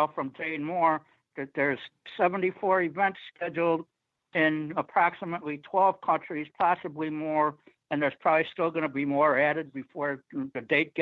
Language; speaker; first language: English; native; English